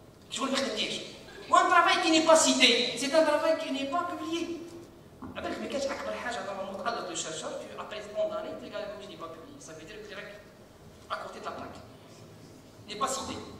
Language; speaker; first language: French; non-native, local second language; Arabic